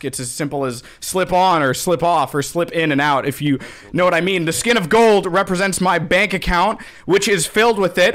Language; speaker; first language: English; native; English